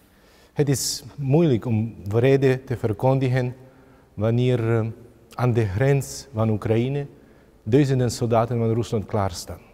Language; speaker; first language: Dutch; non-native, fluent; Ukrainian